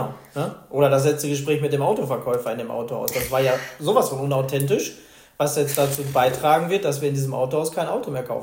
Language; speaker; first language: German; native; German